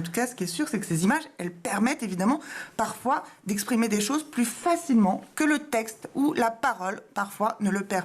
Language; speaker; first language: French; native; French